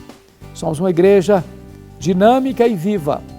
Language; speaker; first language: Portuguese; native; Portuguese